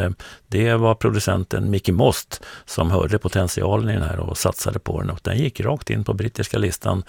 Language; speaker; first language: Swedish; native; Swedish